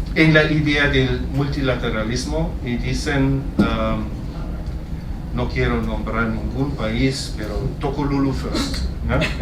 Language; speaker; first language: Spanish; non-native, fluent; German